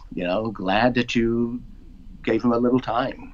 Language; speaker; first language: English; native; English